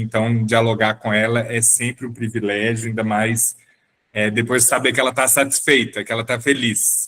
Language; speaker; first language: Portuguese; native; Portuguese